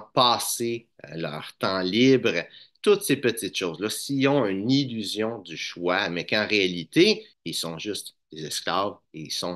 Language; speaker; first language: French; native; French